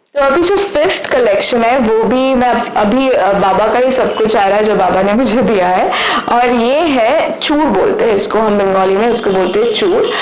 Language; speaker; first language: Hindi; non-native, local second language; Bangla